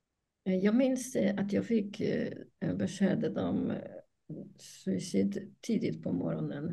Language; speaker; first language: Swedish; non-native, fluent; Polish